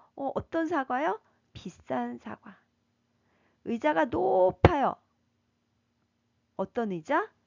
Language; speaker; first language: Korean; native; Korean